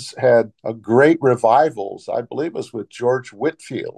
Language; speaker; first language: English; native; English